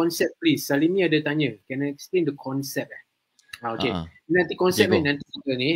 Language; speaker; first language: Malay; native; Malay